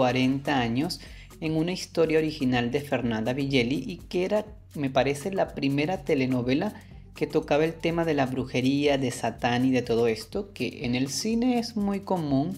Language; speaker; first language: Spanish; native; Spanish